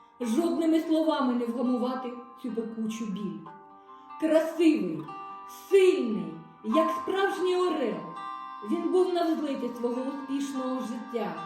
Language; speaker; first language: Ukrainian; native; Ukrainian